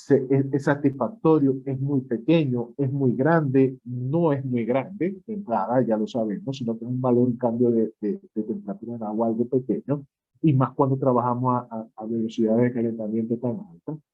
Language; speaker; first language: Spanish; native; Spanish